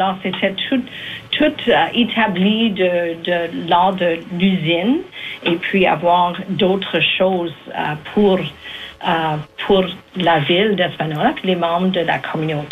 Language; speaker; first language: French; native; French